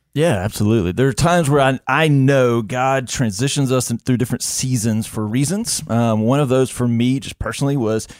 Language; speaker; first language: English; native; English